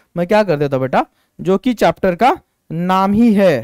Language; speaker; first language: Hindi; non-native, local second language; Marathi